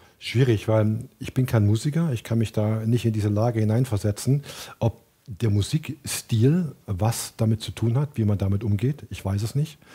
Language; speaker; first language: German; native; German